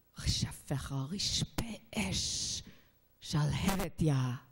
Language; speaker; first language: Hebrew; non-native, fluent; English